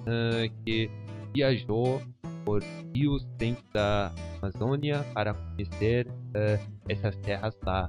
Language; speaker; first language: Portuguese; non-native, fluent; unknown